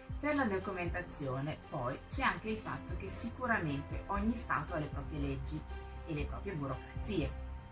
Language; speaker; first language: Italian; non-native, fluent; French